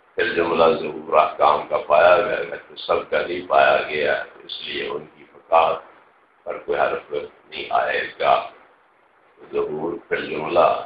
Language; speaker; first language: Urdu; non-native, local second language; Punjabi